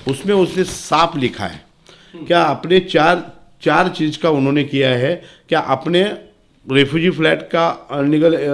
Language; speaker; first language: Hindi; non-native, local second language; Marathi